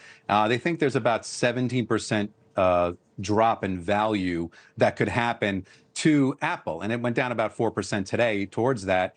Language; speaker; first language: English; native; English